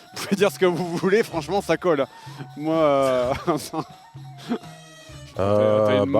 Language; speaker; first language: French; native; French